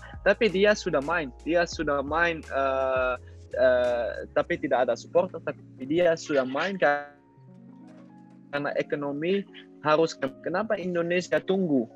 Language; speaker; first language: Indonesian; non-native, learner; Dutch